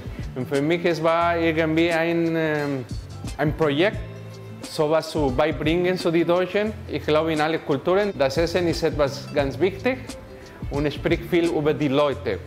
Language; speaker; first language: German; non-native, fluent; Spanish